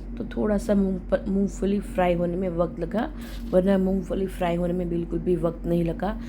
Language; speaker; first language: Hindi; non-native, local second language; Gujarati